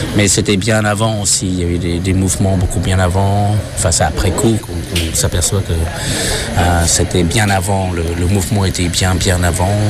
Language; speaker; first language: French; non-native, fluent; Khmer